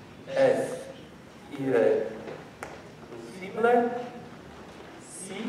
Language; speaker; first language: Spanish; non-native, learner; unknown